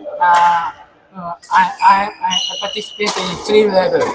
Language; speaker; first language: English; non-native, learner; Korean